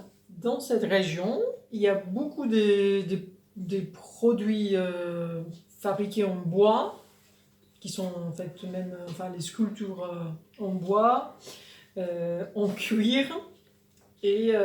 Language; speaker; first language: French; non-native, fluent; Polish